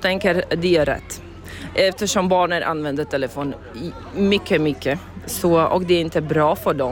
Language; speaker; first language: Swedish; non-native, learner; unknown